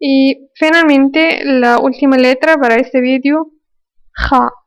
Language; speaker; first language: Spanish; non-native, fluent; Arabic